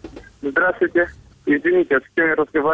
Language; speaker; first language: Russian; non-native, fluent; Romanian